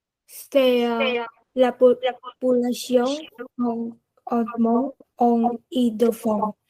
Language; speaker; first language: French; non-native, learner; Vietnamese